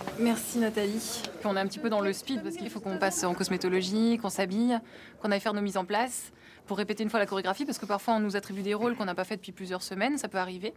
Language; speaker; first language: French; native; French